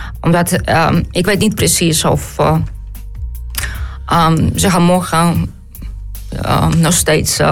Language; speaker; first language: Dutch; non-native, learner; Ukrainian